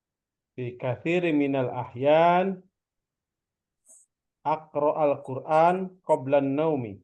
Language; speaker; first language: Arabic; non-native, learner; Indonesian